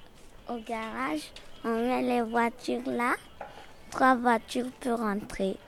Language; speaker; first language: French; non-native, local second language; Bambara